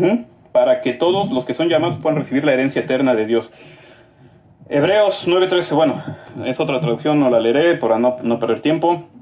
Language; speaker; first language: Spanish; native; Spanish